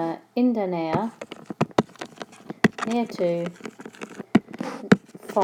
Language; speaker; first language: German; non-native, fluent; English